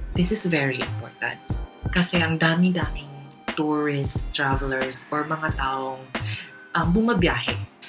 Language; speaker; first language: Filipino; non-native, local second language; Cebuano